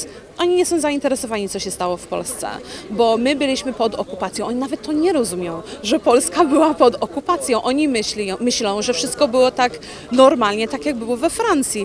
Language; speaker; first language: Polish; early bilingual, heritage; English